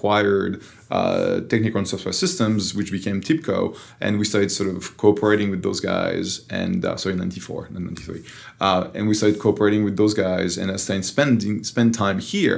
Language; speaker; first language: English; non-native, fluent; French